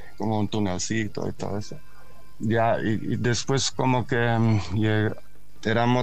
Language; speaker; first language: Spanish; non-native, fluent; Dutch